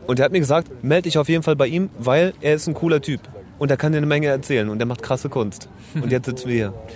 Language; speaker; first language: German; native; German